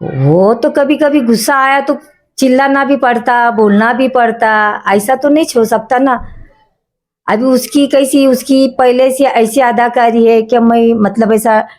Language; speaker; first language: Hindi; native; Hindi